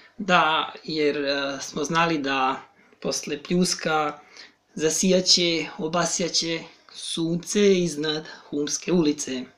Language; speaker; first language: Serbian; native; Serbian